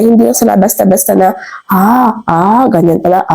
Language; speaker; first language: Filipino; native; Filipino